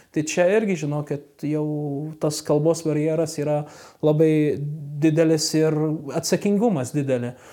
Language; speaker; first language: Lithuanian; non-native, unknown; Arabic